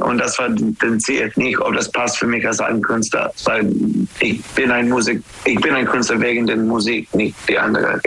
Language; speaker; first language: German; non-native, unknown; English